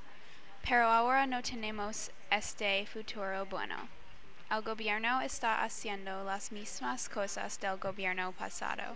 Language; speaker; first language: Spanish; non-native, learner; English